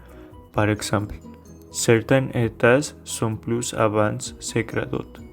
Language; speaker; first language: French; non-native, learner; Spanish